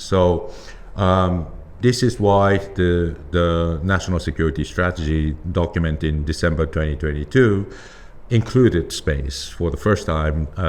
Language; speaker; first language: English; non-native, fluent; Japanese